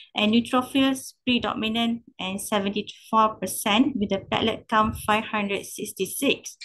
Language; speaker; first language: English; non-native, local second language; Malay